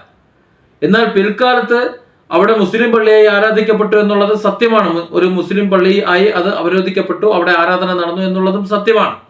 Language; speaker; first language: Malayalam; native; Malayalam